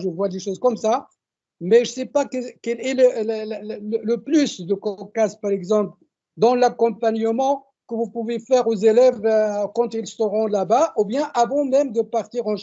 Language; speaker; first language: French; non-native, local second language; Arabic